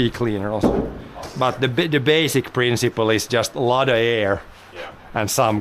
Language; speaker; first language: English; non-native, fluent; Swedish